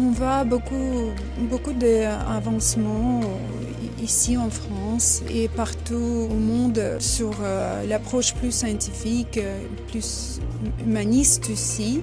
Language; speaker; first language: French; non-native, fluent; Russian